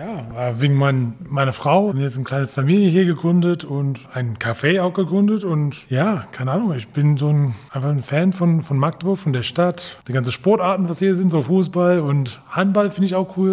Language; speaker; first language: German; non-native, fluent; English